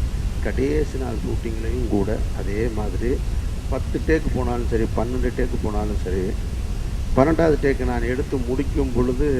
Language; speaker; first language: Tamil; native; Tamil